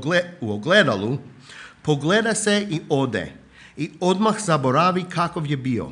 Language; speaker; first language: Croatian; non-native, fluent; English